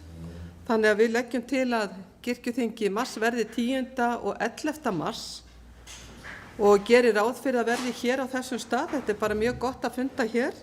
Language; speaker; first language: Icelandic; native; Icelandic